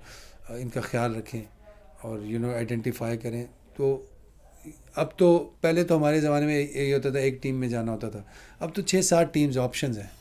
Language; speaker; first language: Urdu; native; Urdu